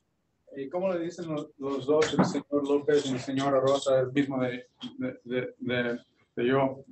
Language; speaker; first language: Spanish; early bilingual, heritage; Spanish